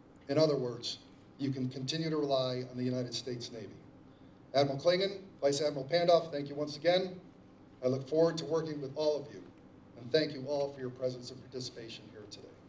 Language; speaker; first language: English; native; English